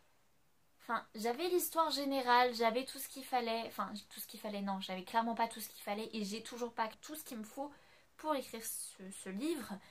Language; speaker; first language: French; native; French